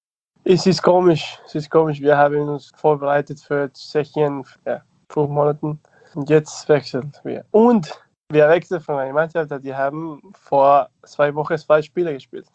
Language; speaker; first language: German; non-native, learner; Spanish